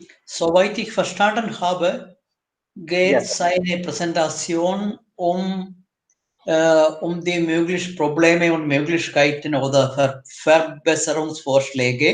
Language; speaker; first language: German; non-native, fluent; Malayalam